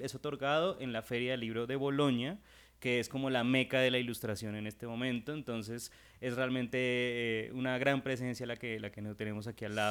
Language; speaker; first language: Spanish; native; Spanish